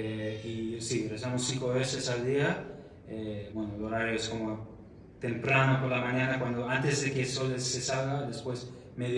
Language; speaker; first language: Spanish; non-native, fluent; Arabic